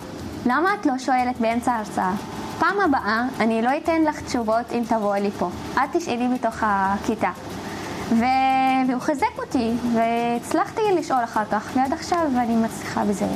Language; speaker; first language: Hebrew; non-native, local second language; Arabic